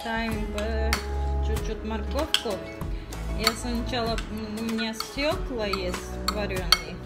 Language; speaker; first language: Russian; non-native, learner; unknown